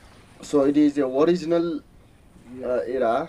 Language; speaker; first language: English; non-native, learner; Newari